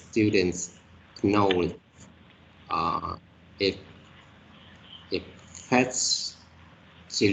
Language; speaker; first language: English; non-native, learner; Vietnamese